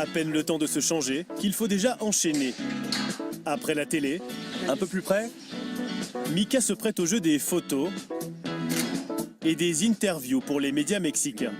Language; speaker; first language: French; native; French